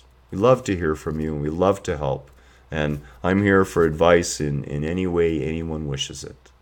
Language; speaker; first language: English; native; English